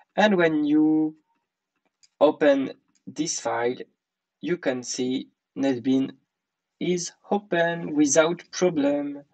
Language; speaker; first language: English; non-native, learner; French